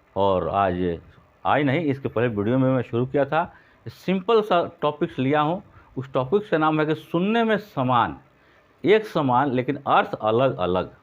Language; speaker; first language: Hindi; native; Hindi